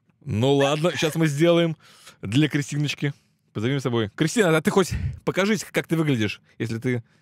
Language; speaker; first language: Russian; native; Russian